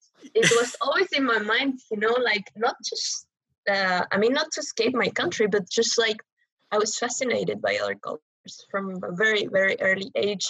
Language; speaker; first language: English; non-native, fluent; Spanish